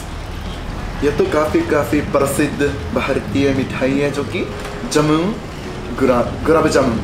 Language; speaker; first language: Hindi; non-native, fluent; Japanese